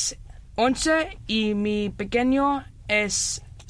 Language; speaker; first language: Spanish; early bilingual, heritage; Spanish